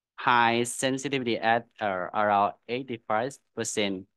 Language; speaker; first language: English; non-native, learner; Thai